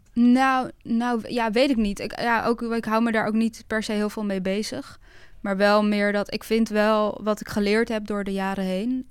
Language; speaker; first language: Dutch; early bilingual, other home language; Bosnian